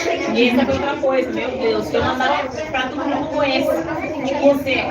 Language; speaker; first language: Portuguese; non-native, learner; Spanish